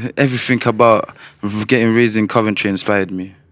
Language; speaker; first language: English; native; English